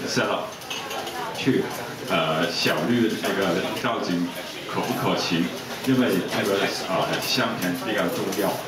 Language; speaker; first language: Chinese; non-native, local second language; Cantonese